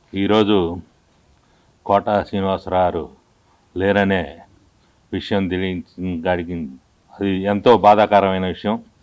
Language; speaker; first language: Telugu; native; Telugu